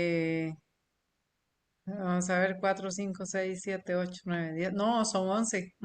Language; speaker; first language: Spanish; native; Spanish